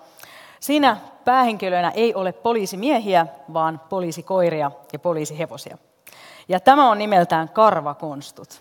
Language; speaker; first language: Finnish; native; Finnish